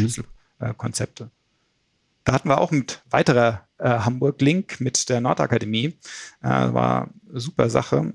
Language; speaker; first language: German; native; German